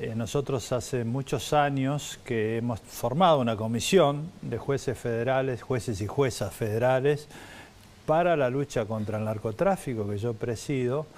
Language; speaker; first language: Spanish; native; Spanish